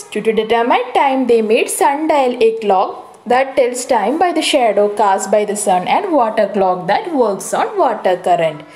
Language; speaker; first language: English; non-native, local second language; Malayalam